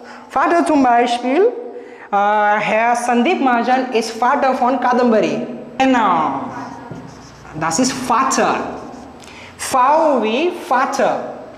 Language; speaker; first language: German; non-native, fluent; Marathi